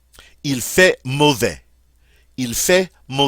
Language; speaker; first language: French; non-native, fluent; English